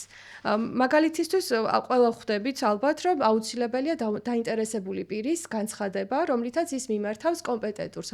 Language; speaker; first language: Georgian; native; Georgian